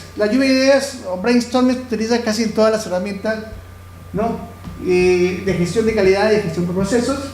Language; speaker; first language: Spanish; native; Spanish